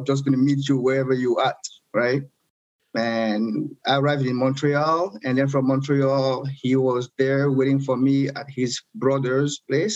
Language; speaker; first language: English; non-native, local second language; French